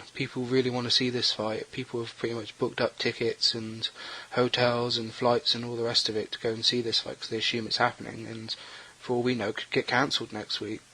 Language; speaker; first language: English; native; English